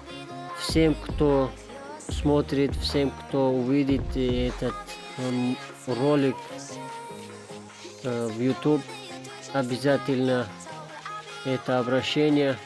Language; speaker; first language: Russian; non-native, fluent; Tajik